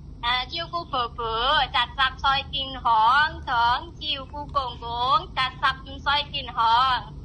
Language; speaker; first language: Cantonese; non-native, learner; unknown